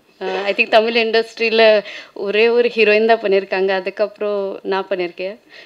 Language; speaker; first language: Tamil; non-native, fluent; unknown